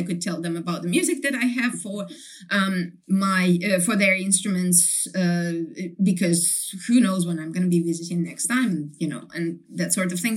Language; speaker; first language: English; non-native, fluent; Ukrainian